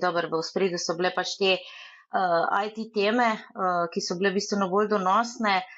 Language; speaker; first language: Slovenian; native; Slovenian